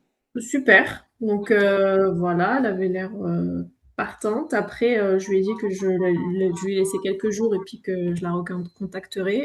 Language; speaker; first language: French; native; French